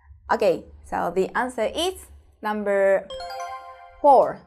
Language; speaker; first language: English; non-native, fluent; Japanese